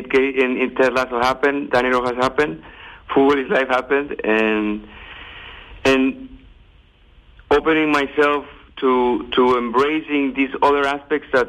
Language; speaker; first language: English; non-native, fluent; Spanish